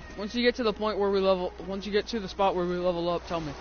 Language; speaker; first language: English; native; English